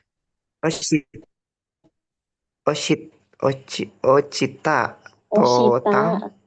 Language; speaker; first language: Japanese; non-native, learner; Indonesian